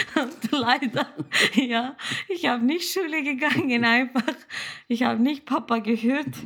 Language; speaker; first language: German; non-native, learner; Turkish